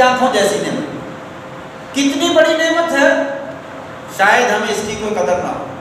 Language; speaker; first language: Urdu; non-native, local second language; Northern Hindko